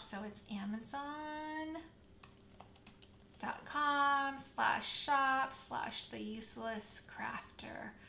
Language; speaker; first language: English; native; English